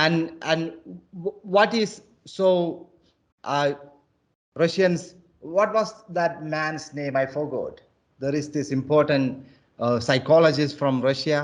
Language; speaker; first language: English; non-native, local second language; Malayalam